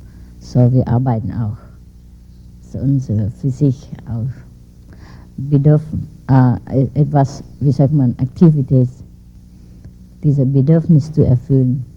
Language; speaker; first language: German; non-native, learner; Vietnamese